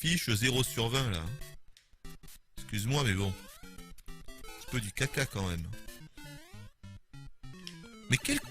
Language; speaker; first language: French; native; French